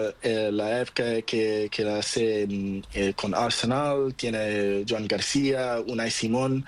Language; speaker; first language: Spanish; non-native, learner; Portuguese